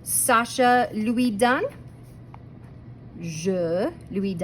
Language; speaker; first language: French; non-native, fluent; English